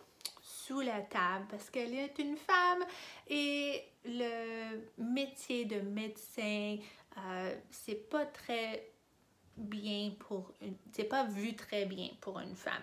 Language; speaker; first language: French; non-native, fluent; English